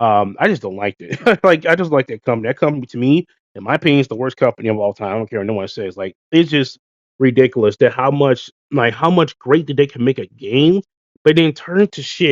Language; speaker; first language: English; native; English